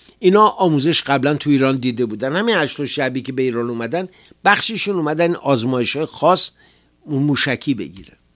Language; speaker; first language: Persian; native; Persian